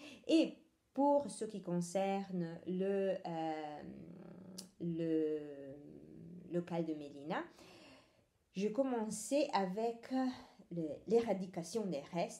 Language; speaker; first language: French; non-native, fluent; Italian